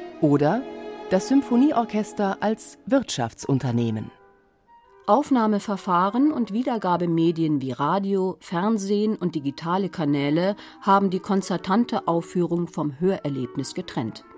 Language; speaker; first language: German; native; German